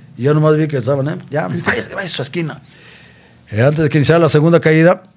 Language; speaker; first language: Spanish; native; Spanish